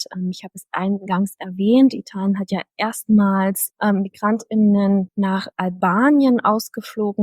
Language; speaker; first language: German; native; German